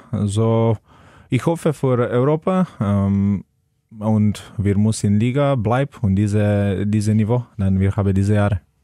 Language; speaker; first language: German; non-native, learner; Slovenian